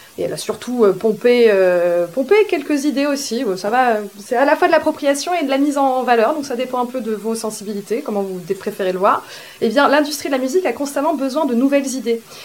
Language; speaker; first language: French; native; French